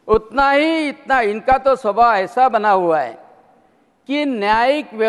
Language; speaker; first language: Hindi; non-native, local second language; Marathi